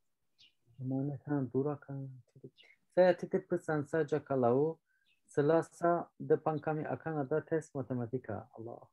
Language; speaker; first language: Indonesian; non-native, learner; Turkish